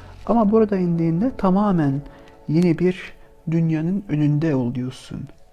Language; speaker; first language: Turkish; non-native, fluent; Arabic